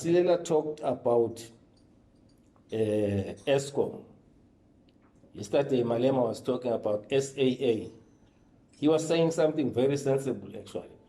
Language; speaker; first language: English; non-native, local second language; Swati